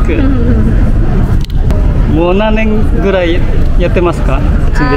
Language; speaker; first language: Japanese; non-native, learner; Indonesian